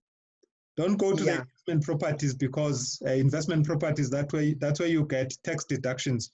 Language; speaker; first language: English; non-native, local second language; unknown